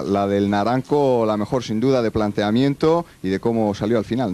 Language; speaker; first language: Spanish; native; Spanish